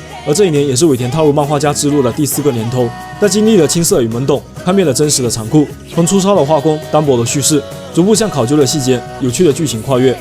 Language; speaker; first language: Chinese; native; Chinese